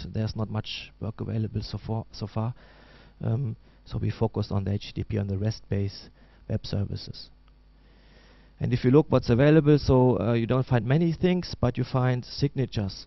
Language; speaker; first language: English; non-native, fluent; German